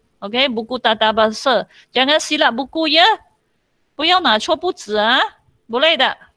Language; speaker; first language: Malay; non-native, local second language; Chinese